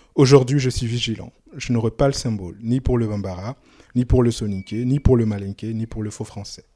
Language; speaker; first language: French; non-native, local second language; Soninke